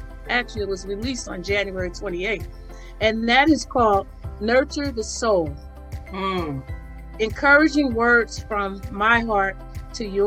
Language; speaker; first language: English; native; English